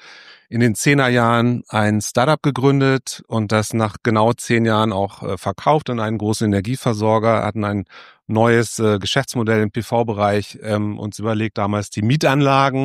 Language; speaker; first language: German; native; German